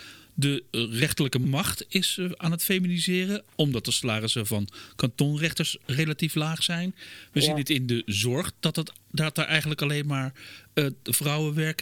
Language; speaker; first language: Dutch; native; Dutch